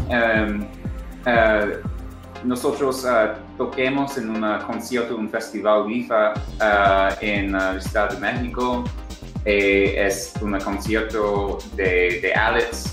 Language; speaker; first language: Spanish; non-native, learner; English